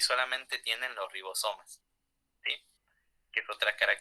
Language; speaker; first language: Spanish; native; Spanish